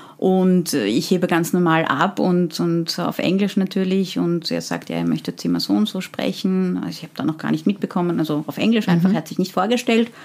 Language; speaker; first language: German; early bilingual, other home language; Persian